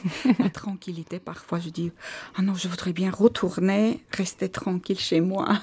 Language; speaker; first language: French; non-native, fluent; Armenian